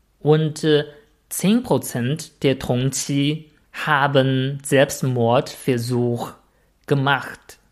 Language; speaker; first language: German; non-native, fluent; Chinese